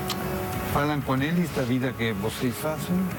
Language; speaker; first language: Portuguese; non-native, learner; Spanish